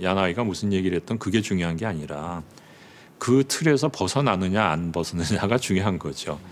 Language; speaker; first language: Korean; native; Korean